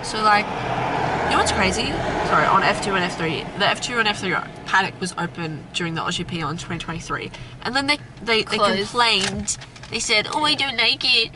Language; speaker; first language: English; native; English